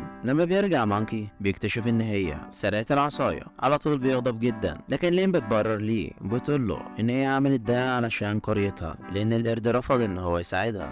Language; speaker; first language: Arabic; native; Arabic